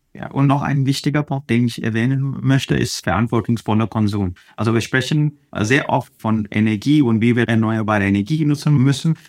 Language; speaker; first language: German; non-native, fluent; Telugu